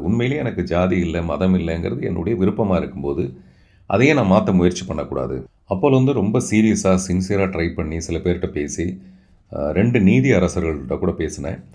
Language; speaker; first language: Tamil; non-native, local second language; Telugu